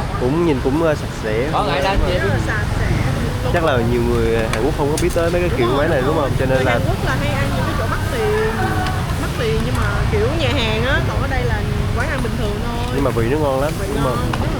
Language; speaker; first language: Vietnamese; non-native, fluent; Korean